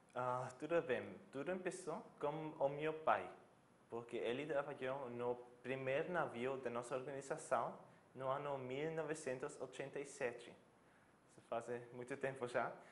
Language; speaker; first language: Portuguese; non-native, fluent; German